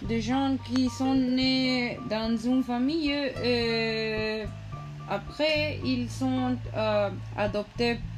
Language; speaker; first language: French; non-native, learner; Spanish